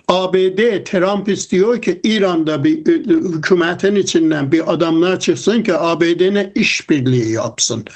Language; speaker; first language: Turkish; non-native, fluent; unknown